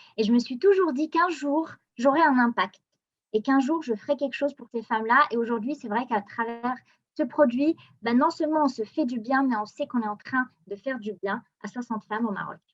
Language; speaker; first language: French; non-native, local second language; Arabic